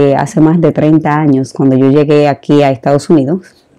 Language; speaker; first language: Spanish; native; Spanish